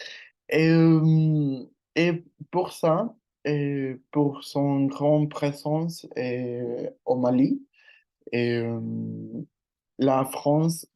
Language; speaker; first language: French; non-native, learner; Spanish